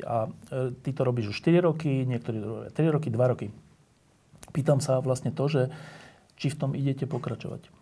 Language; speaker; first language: Slovak; native; Slovak